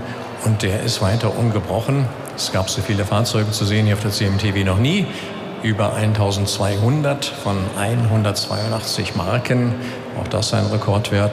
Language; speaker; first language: German; native; German